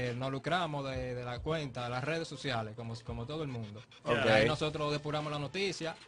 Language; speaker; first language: Spanish; native; Spanish